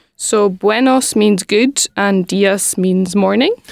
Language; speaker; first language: English; native; English